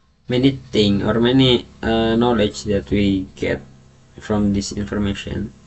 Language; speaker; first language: English; non-native, learner; Indonesian